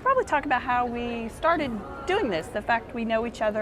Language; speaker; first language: English; native; English